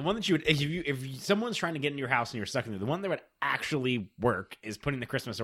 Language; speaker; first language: English; native; English